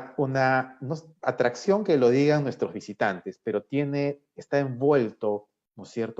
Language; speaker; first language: Spanish; native; Spanish